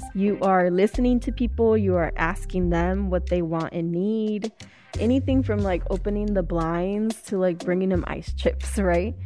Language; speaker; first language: English; early bilingual, other home language; Spanish